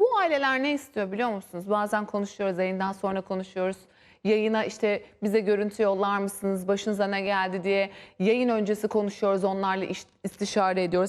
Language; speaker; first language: Turkish; native; Turkish